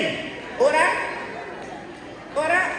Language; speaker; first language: Spanish; non-native, local second language; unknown